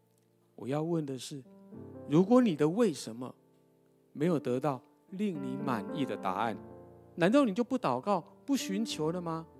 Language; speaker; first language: Chinese; native; Chinese